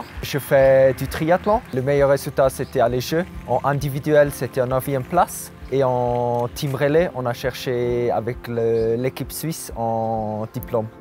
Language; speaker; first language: French; non-native, local second language; German